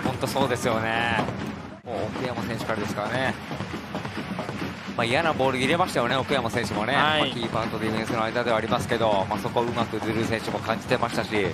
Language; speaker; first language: Japanese; native; Japanese